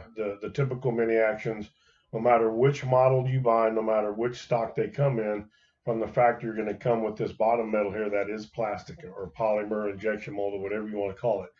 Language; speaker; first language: English; native; English